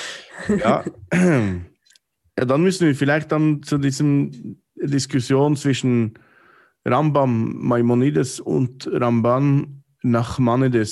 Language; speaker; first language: German; non-native, fluent; English